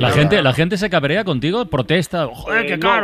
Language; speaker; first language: Spanish; native; Spanish